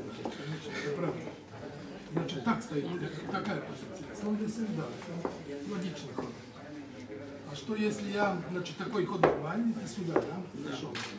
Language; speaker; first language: Russian; non-native, learner; Serbian